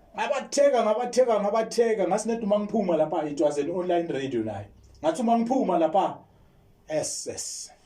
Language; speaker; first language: Zulu; non-native, local second language; Swati